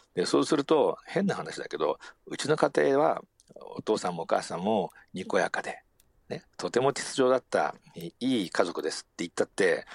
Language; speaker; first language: Japanese; native; Japanese